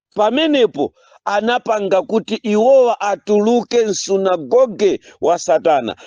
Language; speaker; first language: Nyanja; non-native, local second language; Yao